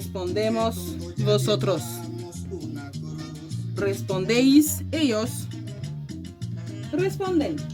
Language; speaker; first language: Spanish; non-native, fluent; French